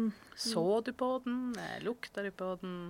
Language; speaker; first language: Norwegian; native; Norwegian